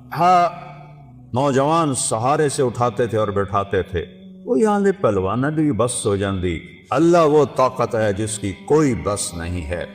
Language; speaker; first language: Urdu; non-native, local second language; Saraiki